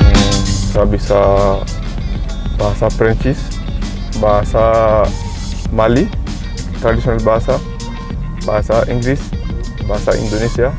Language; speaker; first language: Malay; non-native, fluent; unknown